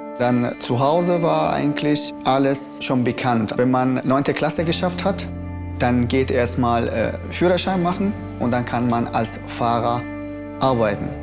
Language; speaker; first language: German; non-native, learner; Arabic